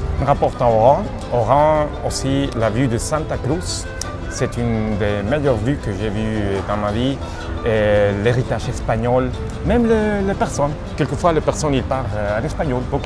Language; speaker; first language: French; non-native, fluent; Spanish